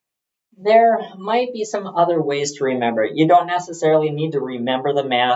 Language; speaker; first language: English; native; English